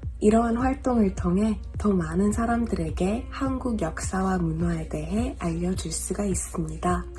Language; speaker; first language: Korean; non-native, fluent; English